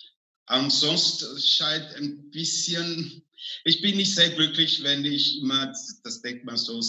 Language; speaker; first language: German; non-native, fluent; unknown